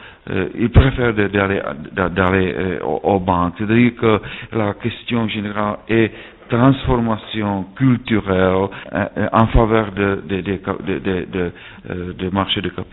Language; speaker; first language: French; non-native, fluent; Czech